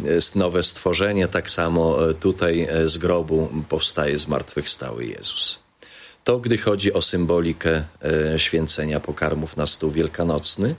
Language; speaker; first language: Polish; native; Polish